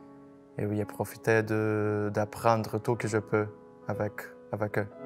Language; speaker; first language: French; non-native, fluent; Portuguese